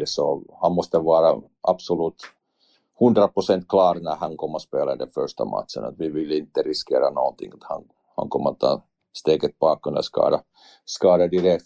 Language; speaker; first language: Swedish; non-native, learner; Finnish